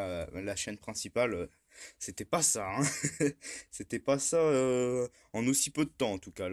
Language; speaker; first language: French; native; French